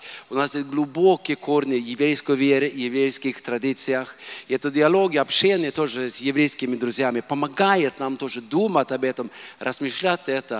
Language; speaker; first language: Russian; non-native, fluent; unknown